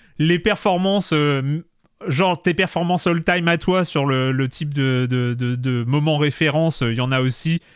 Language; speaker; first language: French; native; French